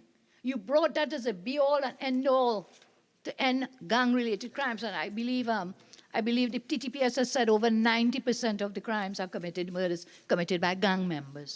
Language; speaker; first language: English; native; English